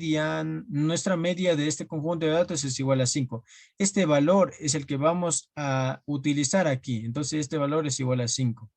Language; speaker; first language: Spanish; native; Spanish